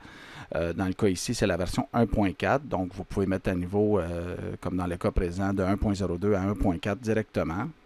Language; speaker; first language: French; native; French